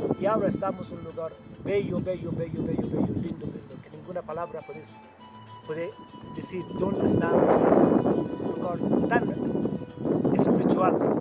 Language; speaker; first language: Spanish; non-native, fluent; Persian